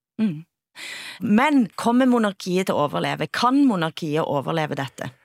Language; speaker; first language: Norwegian; native; Norwegian